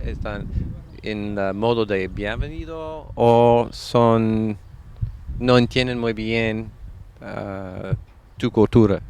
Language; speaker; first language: Spanish; non-native, fluent; English